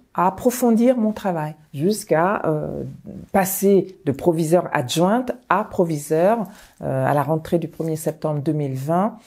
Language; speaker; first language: French; early bilingual, other home language; Bambara